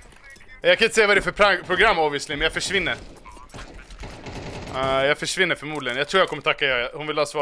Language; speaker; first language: Swedish; native; Swedish